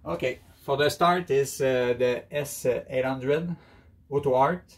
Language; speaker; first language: English; non-native, learner; French